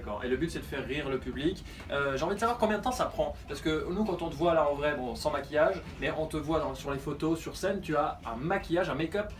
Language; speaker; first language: French; native; French